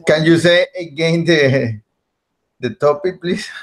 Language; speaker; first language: English; non-native, learner; Spanish